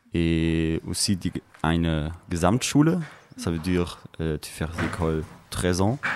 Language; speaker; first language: French; non-native, learner; German